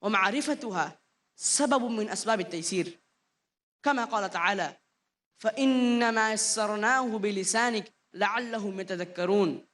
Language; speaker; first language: Arabic; non-native, learner; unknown